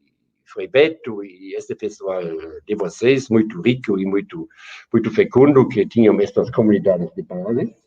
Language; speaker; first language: Portuguese; non-native, fluent; German